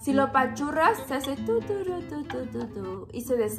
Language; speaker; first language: Spanish; native; Spanish